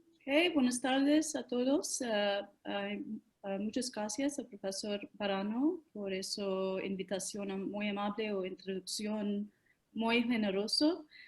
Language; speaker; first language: Spanish; non-native, learner; English